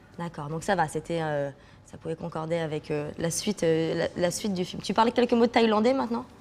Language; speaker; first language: French; native; French